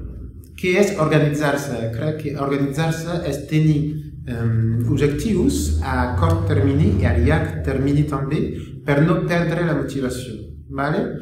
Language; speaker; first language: Catalan; non-native, learner; French